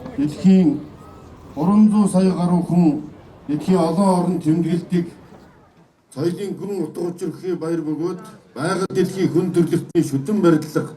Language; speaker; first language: Mongolian; non-native, local second language; Kazakh